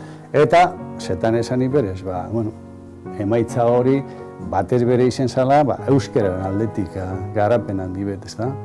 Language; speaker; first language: Basque; native; Basque